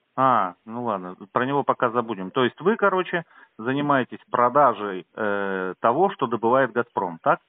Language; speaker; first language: Russian; native; Russian